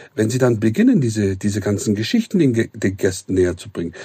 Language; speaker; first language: German; non-native, fluent; Turkish